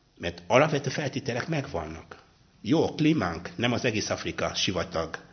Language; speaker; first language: Hungarian; non-native, fluent; Luba-Lulua